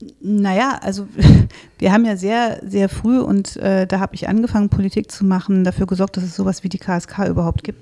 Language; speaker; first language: German; native; German